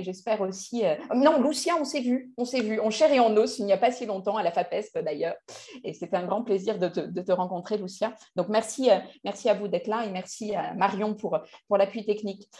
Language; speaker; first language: French; native; French